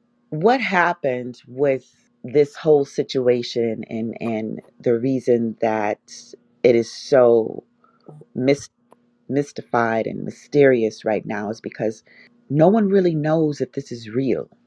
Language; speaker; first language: English; native; English